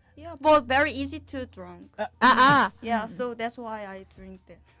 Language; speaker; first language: English; non-native, learner; Korean